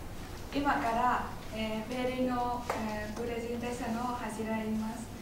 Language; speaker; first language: Japanese; non-native, learner; Vietnamese